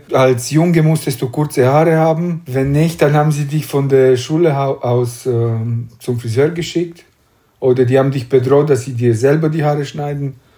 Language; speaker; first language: German; non-native, fluent; Romanian